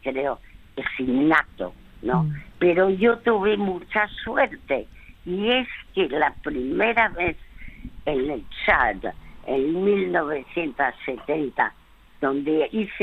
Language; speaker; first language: Spanish; early bilingual, other home language; French